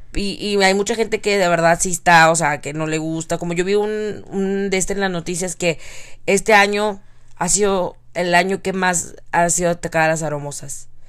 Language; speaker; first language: Spanish; native; Spanish